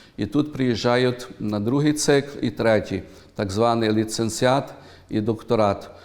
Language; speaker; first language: Ukrainian; early bilingual, heritage; Ukrainian